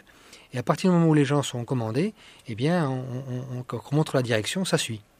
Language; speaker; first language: French; native; French